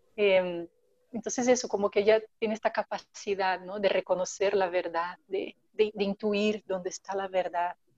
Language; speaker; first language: Spanish; non-native, fluent; Portuguese